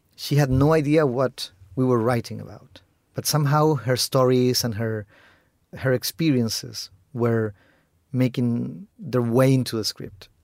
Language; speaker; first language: English; non-native, fluent; Spanish